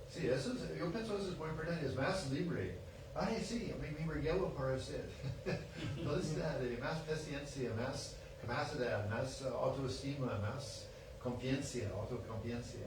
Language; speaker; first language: Spanish; non-native, learner; English